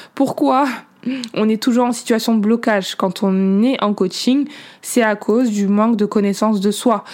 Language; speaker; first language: French; native; French